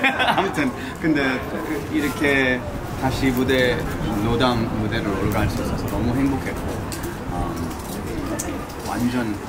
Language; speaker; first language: Korean; early bilingual, heritage; Korean